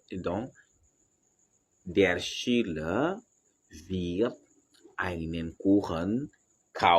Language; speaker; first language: German; non-native, fluent; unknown